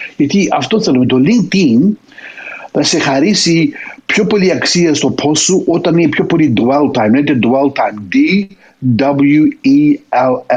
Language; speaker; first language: Greek; early bilingual, heritage; Greek